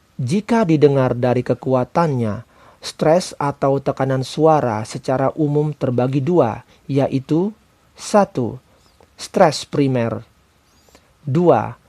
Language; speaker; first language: Indonesian; native; Indonesian